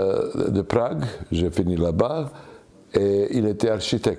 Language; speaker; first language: French; non-native, learner; Serbian